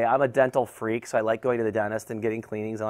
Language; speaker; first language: English; native; English